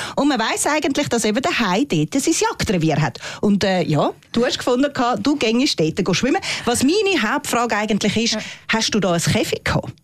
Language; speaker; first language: German; native; German